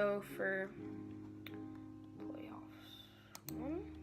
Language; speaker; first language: English; native; English